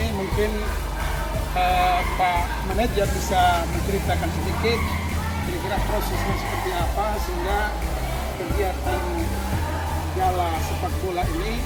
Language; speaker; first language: Indonesian; native; Indonesian